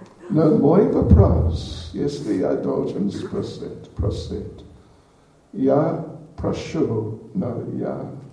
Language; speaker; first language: Russian; non-native, learner; English